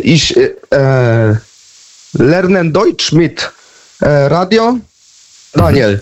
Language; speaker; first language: German; non-native, learner; Polish